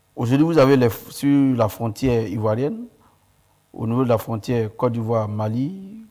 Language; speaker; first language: French; non-native, local second language; Mandingo